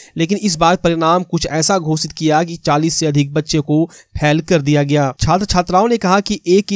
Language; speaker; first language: Hindi; native; Hindi